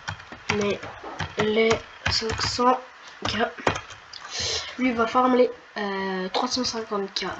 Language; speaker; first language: French; native; French